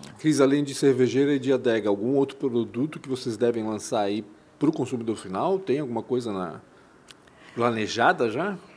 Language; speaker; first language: Portuguese; native; Portuguese